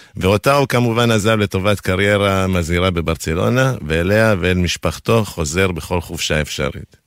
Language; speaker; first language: Hebrew; non-native, fluent; Spanish